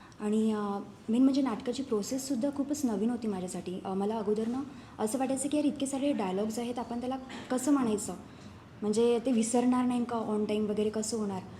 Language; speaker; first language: Marathi; native; Marathi